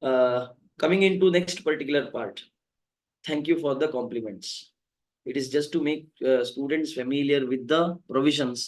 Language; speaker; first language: English; non-native, local second language; Kannada